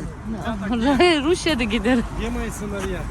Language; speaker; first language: Turkish; non-native, learner; Russian